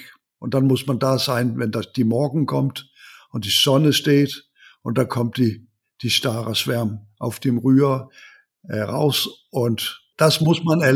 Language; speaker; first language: German; non-native, learner; Danish